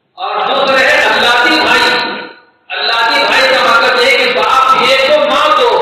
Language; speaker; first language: Urdu; native; Urdu